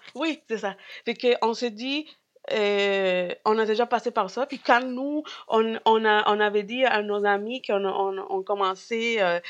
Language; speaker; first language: French; non-native, fluent; Spanish